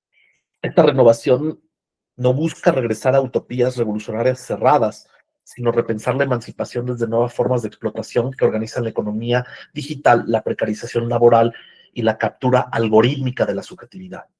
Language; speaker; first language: Spanish; native; Spanish